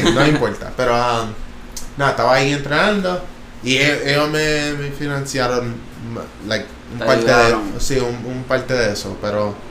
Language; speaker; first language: Spanish; early bilingual, heritage; Spanish